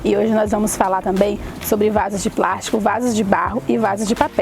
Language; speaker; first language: Portuguese; native; Portuguese